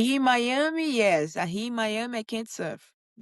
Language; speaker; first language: English; non-native, learner; Portuguese